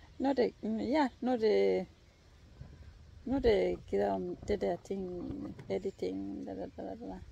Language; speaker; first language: Danish; non-native, fluent; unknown